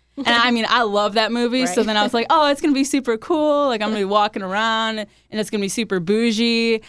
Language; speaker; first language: English; early bilingual, other home language; Hindi